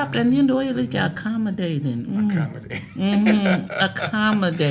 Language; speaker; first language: Spanish; early bilingual, heritage; Spanish